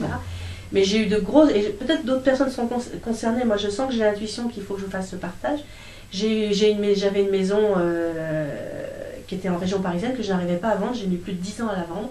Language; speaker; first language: French; native; French